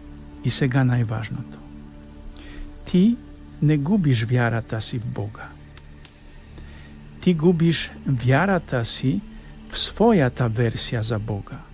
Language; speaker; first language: Bulgarian; non-native, fluent; Polish